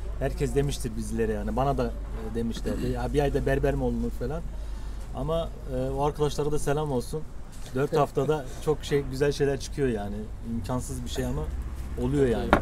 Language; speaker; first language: Turkish; early bilingual, heritage; Turkish